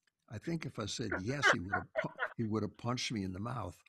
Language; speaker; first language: English; native; English